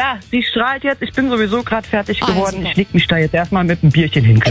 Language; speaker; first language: German; native; German